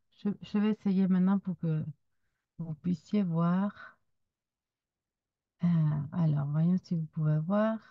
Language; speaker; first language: French; non-native, fluent; Spanish